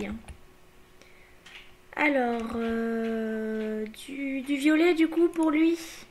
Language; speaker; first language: French; native; French